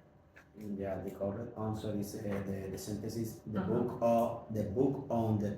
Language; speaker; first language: English; non-native, learner; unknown